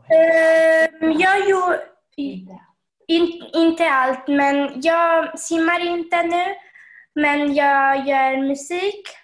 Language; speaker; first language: Swedish; early bilingual, heritage; Swedish